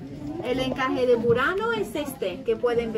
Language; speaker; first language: Spanish; non-native, fluent; Italian